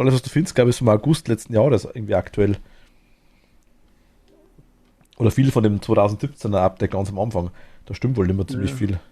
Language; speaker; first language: German; native; German